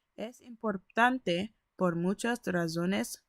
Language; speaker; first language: Spanish; early bilingual, other home language; English